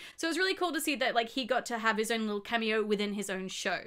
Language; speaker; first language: English; native; English